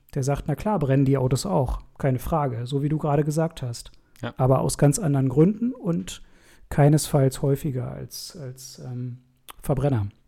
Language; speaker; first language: German; native; German